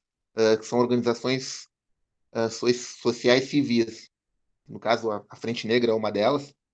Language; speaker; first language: Portuguese; native; Portuguese